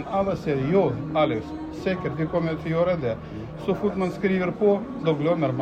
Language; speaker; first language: Swedish; non-native, fluent; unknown